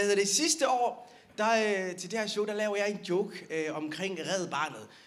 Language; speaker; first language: Danish; early bilingual, other home language; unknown